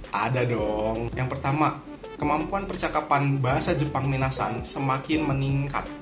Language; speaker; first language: Indonesian; native; Indonesian